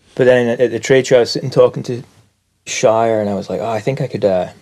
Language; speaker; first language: English; native; English